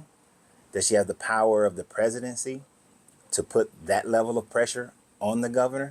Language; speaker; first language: English; native; English